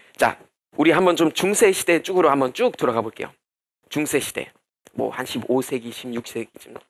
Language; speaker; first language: Korean; non-native, fluent; German